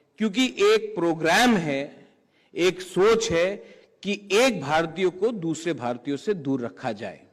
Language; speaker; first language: Hindi; non-native, local second language; Kok Borok